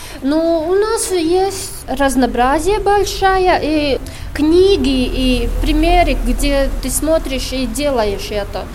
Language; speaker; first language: Russian; non-native, local second language; Latvian